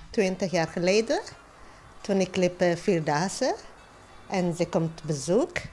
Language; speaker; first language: Dutch; non-native, learner; Amharic